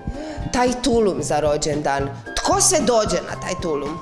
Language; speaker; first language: Croatian; native; Croatian